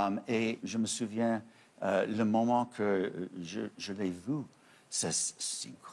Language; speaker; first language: French; non-native, fluent; English